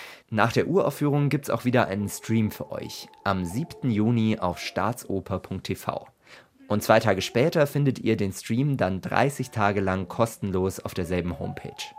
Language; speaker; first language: German; native; German